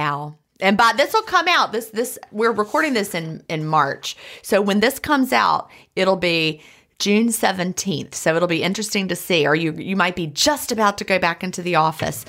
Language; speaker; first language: English; native; English